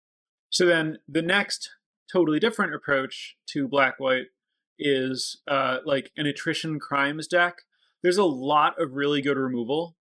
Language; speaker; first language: English; native; English